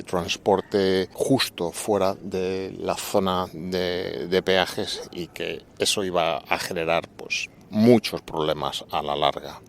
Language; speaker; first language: Spanish; native; Spanish